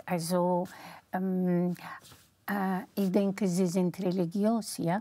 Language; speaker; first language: German; non-native, fluent; Russian